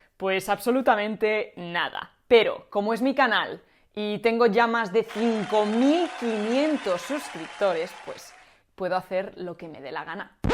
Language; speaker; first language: Spanish; native; Spanish